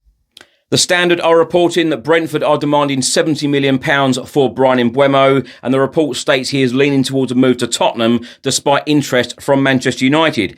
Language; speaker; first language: English; native; English